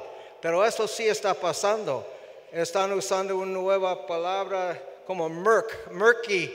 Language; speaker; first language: Spanish; non-native, fluent; English